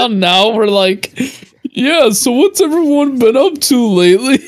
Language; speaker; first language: English; native; English